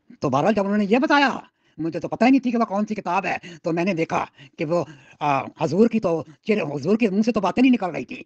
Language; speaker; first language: Urdu; non-native, local second language; Punjabi